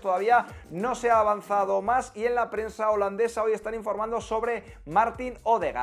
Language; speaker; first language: Spanish; native; Spanish